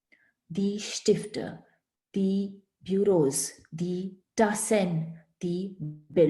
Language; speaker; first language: German; non-native, fluent; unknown